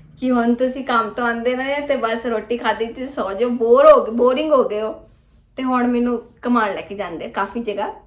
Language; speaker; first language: Punjabi; early bilingual, heritage; Punjabi